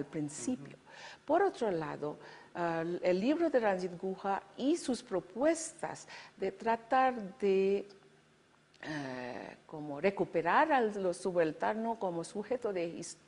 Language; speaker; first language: Spanish; non-native, fluent; Bangla